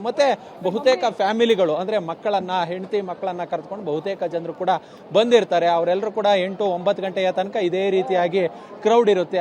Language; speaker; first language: Kannada; native; Kannada